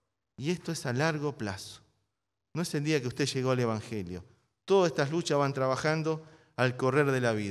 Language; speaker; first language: Spanish; native; Spanish